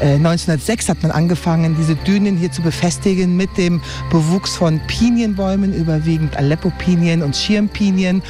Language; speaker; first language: German; native; German